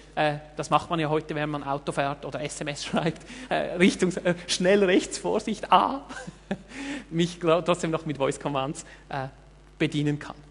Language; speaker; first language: German; native; German